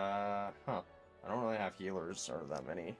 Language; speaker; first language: English; native; English